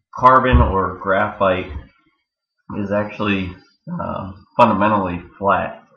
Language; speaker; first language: English; native; English